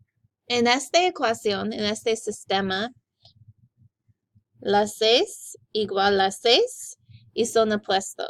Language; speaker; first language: Spanish; non-native, learner; English